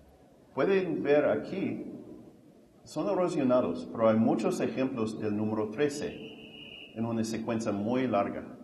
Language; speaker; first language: Spanish; non-native, fluent; English